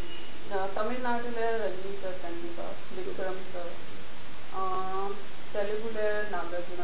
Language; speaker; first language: Tamil; non-native, learner; Gujarati